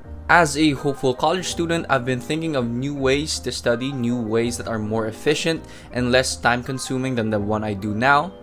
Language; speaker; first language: English; non-native, local second language; Filipino